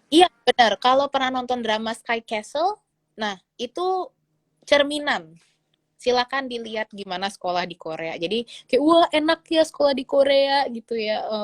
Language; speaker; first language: Indonesian; native; Indonesian